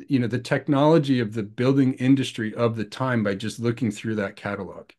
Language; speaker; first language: English; native; English